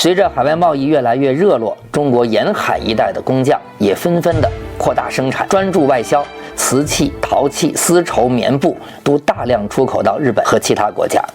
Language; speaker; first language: Chinese; native; Chinese